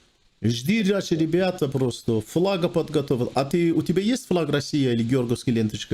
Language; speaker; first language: Russian; non-native, fluent; Armenian